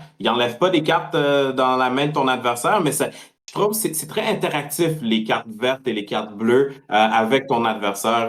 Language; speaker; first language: French; native; French